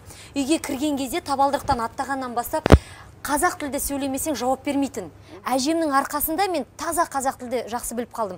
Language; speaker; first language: Kazakh; native; Kazakh